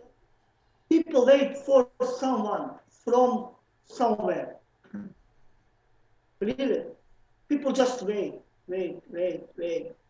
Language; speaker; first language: English; non-native, learner; Slovenian